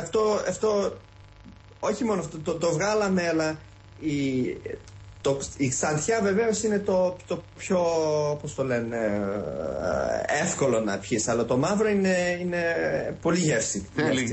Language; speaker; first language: Greek; early bilingual, heritage; Greek